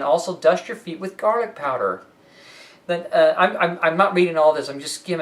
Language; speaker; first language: English; native; English